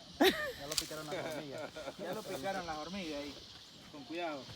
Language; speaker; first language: Spanish; native; Spanish